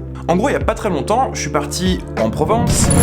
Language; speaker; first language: French; native; French